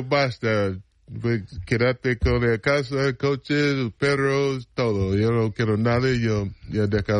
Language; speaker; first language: Spanish; non-native, fluent; English